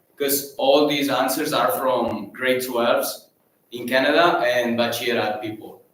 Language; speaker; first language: English; non-native, fluent; Catalan